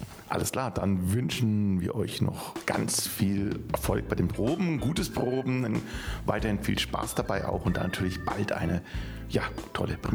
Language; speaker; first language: German; native; German